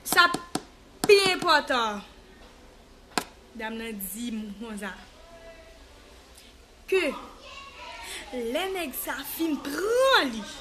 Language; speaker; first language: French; non-native, learner; Haitian Creole